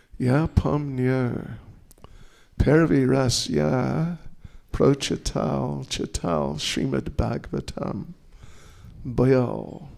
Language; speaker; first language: Russian; non-native, learner; English